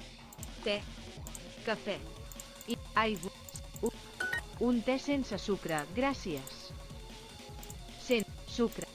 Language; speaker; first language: Catalan; non-native, learner; English